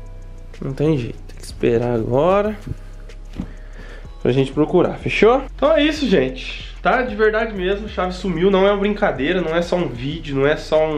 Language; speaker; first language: Portuguese; native; Portuguese